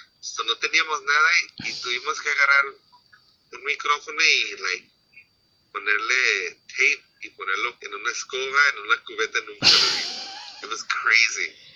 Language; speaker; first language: Spanish; early bilingual, heritage; Spanish